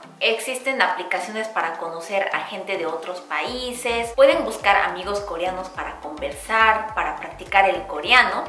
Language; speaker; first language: Spanish; non-native, fluent; Korean